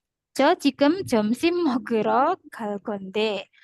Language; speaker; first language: Korean; non-native, fluent; Indonesian